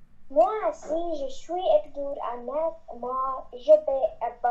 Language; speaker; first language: French; non-native, learner; Chinese